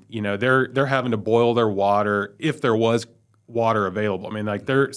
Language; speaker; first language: English; native; English